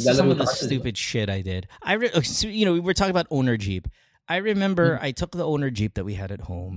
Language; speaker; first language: English; non-native, local second language; Filipino